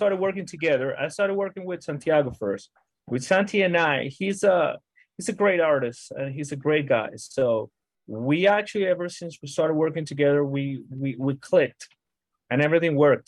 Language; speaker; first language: English; non-native, fluent; Spanish